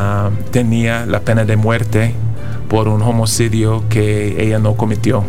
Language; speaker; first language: Spanish; non-native, fluent; English